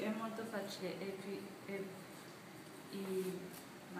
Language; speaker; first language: Italian; non-native, learner; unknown